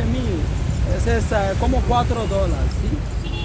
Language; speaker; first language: Spanish; non-native, learner; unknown